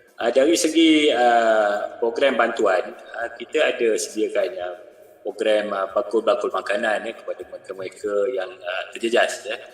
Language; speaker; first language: Malay; native; Malay